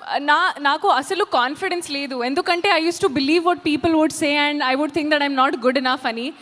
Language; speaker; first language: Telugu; non-native, local second language; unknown